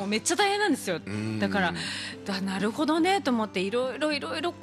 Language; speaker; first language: Japanese; native; Japanese